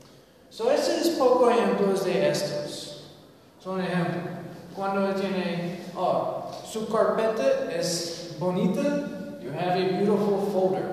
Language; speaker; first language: Spanish; non-native, learner; English